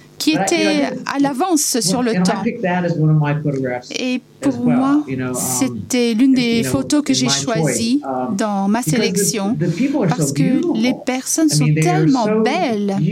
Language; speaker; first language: French; non-native, learner; English